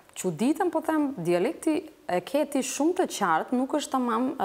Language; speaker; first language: Albanian; non-native, fluent; Macedonian